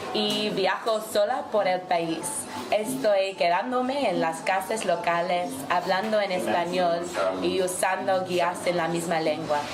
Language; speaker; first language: Spanish; non-native, learner; English